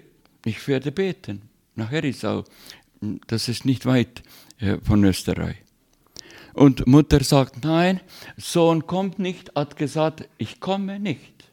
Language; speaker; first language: German; non-native, learner; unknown